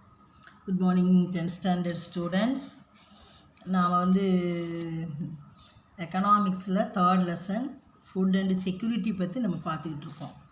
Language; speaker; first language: Tamil; native; Tamil